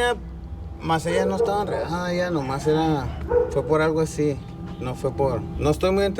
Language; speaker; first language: Spanish; native; Spanish